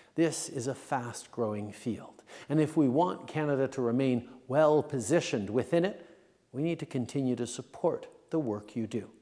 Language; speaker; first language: English; early bilingual, other home language; French